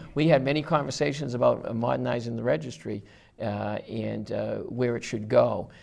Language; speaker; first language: English; native; English